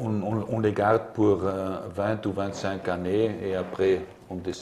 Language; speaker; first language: French; non-native, learner; German